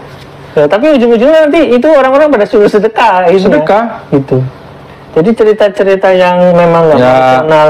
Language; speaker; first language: Indonesian; native; Indonesian